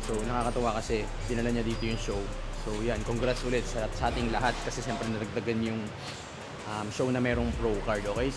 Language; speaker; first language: Filipino; native; Filipino